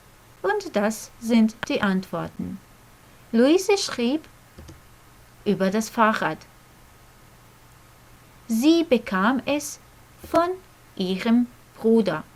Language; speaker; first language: German; non-native, fluent; Croatian